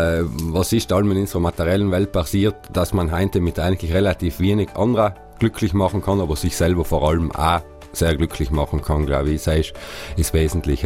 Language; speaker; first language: German; native; German